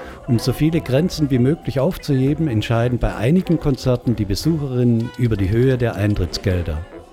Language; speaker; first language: German; native; German